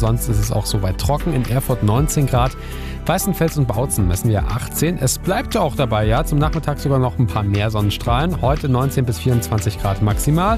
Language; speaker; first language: German; native; German